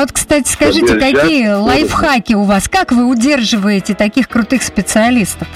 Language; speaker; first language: Russian; native; Russian